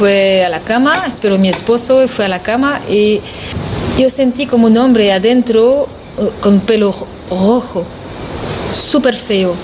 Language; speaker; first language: Spanish; non-native, learner; French